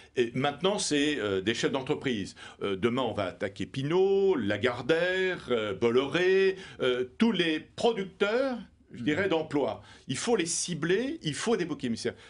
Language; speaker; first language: French; native; French